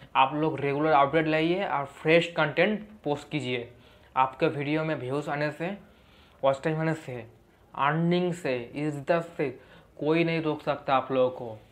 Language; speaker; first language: Hindi; non-native, local second language; Bangla